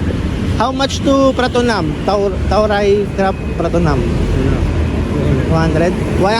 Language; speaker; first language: English; non-native, local second language; Filipino